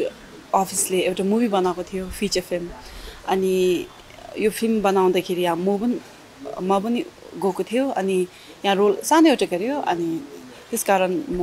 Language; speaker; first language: Nepali; non-native, fluent; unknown